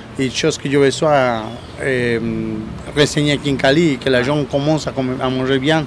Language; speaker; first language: French; non-native, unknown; Spanish